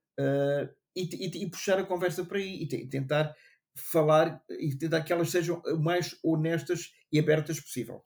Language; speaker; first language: Portuguese; native; Portuguese